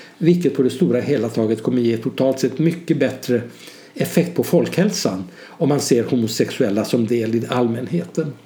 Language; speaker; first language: Swedish; early bilingual, other home language; Hungarian